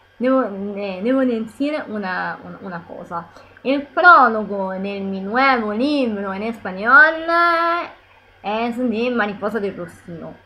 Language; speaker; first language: Spanish; non-native, learner; Italian